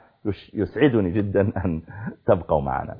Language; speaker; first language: Arabic; native; Arabic